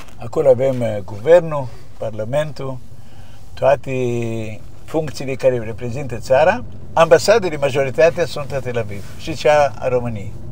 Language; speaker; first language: Romanian; native; Romanian